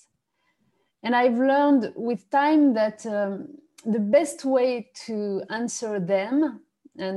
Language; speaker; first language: English; non-native, fluent; French